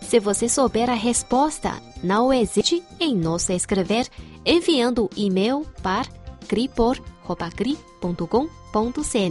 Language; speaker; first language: Portuguese; non-native, fluent; Chinese